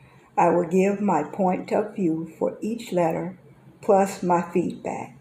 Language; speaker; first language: English; native; English